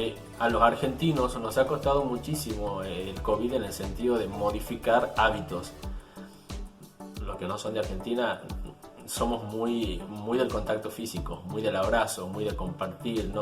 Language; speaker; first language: Spanish; native; Spanish